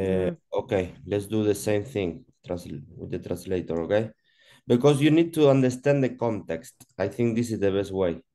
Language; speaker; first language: English; non-native, learner; Spanish